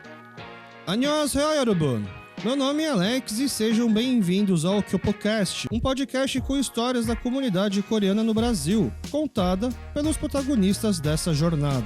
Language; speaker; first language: Portuguese; early bilingual, other home language; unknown